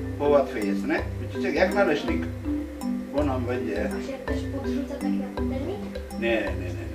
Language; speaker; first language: Polish; non-native, fluent; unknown